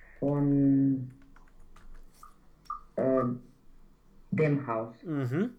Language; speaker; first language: German; non-native, learner; Romanian